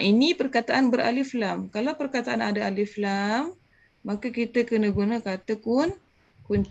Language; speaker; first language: Malay; native; Malay